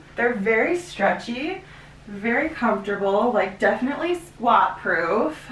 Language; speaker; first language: English; native; English